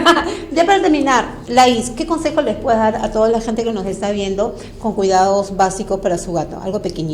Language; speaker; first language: Spanish; native; Spanish